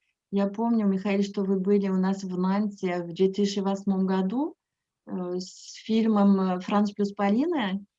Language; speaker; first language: Russian; non-native, fluent; French